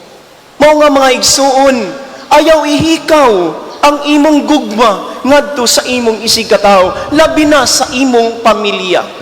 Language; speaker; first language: Cebuano; native; Cebuano